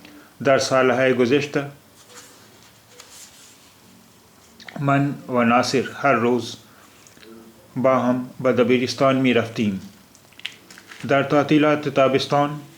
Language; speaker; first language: Persian; non-native, fluent; Urdu